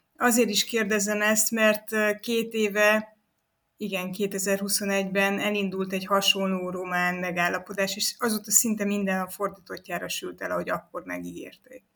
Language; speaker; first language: Hungarian; native; Hungarian